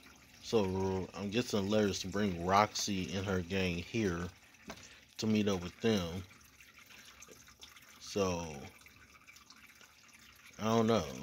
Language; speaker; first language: English; native; English